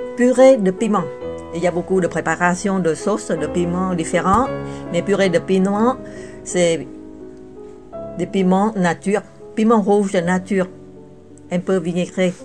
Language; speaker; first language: French; non-native, fluent; Vietnamese